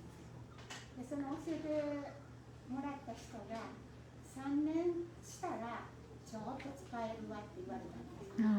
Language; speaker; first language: Japanese; native; Japanese